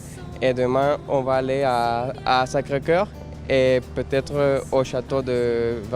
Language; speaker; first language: French; non-native, learner; Spanish